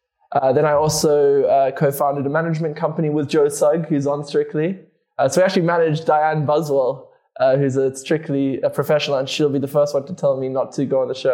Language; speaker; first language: English; native; English